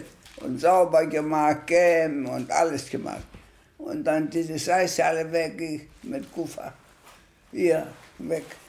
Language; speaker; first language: German; non-native, learner; Greek